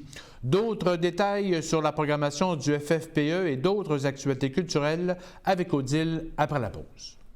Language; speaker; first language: French; native; French